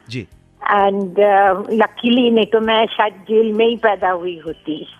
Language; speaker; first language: Hindi; non-native, local second language; Gujarati